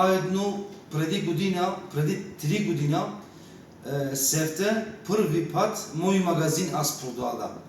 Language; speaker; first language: Bulgarian; non-native, learner; Turkish